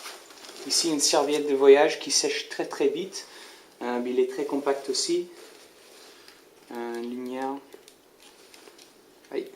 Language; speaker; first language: French; non-native, learner; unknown